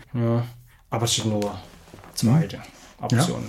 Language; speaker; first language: German; non-native, learner; Vietnamese